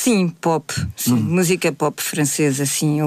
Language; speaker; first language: Portuguese; native; Portuguese